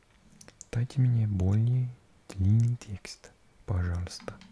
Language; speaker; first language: Russian; non-native, learner; English